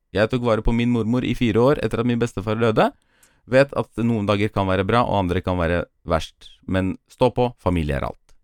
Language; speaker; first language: Norwegian; early bilingual, other home language; Polish